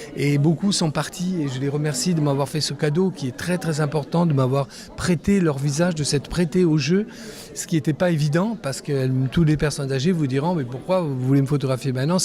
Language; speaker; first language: French; non-native, local second language; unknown